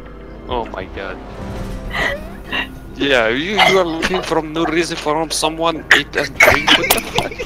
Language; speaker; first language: English; non-native, learner; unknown